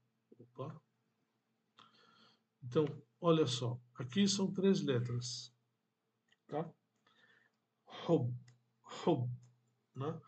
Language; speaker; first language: Portuguese; non-native, fluent; Arabic